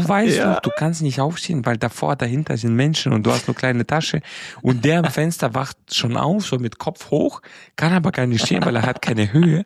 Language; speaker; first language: German; non-native, fluent; Romanian